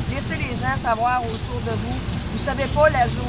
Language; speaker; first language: French; native; French